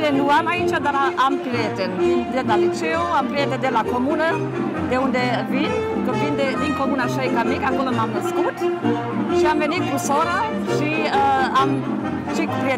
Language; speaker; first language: Romanian; non-native, local second language; German